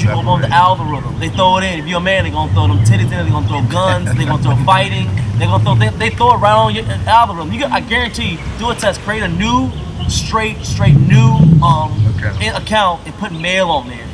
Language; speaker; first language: English; native; English